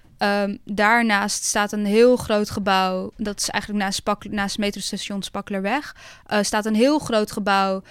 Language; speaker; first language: Dutch; early bilingual, other home language; Bosnian